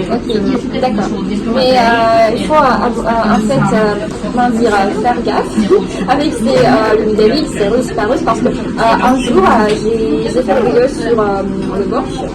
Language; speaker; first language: French; non-native, fluent; Russian